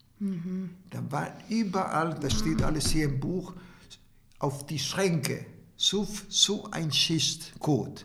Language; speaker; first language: German; non-native, fluent; Italian